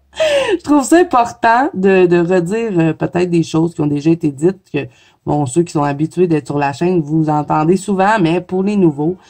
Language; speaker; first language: French; native; French